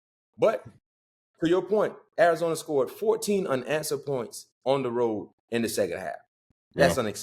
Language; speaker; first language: English; native; English